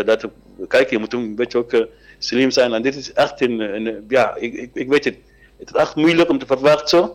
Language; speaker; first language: Dutch; non-native, learner; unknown